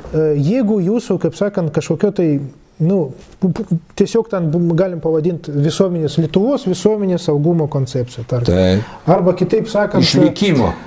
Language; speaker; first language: Lithuanian; non-native, local second language; Russian